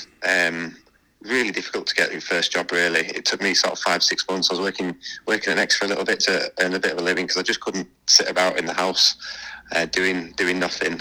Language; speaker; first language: English; native; English